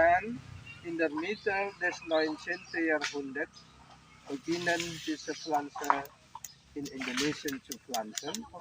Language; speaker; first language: German; non-native, learner; Indonesian